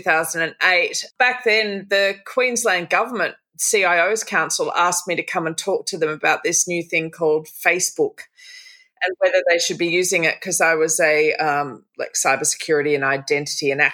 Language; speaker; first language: English; native; English